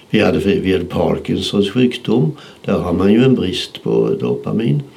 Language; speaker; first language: Swedish; native; Swedish